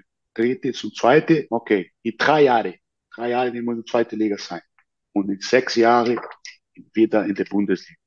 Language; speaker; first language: German; non-native, learner; Portuguese